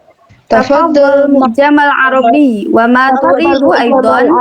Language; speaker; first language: Arabic; non-native, learner; Indonesian